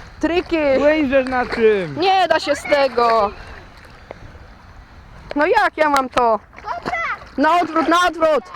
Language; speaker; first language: Polish; native; Polish